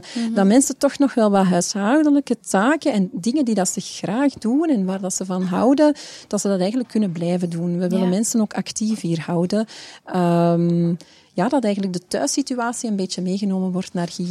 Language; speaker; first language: Dutch; native; Dutch